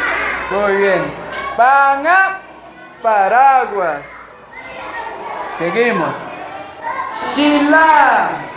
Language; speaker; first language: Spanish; non-native, local second language; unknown